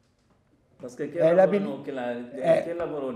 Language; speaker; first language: Italian; non-native, learner; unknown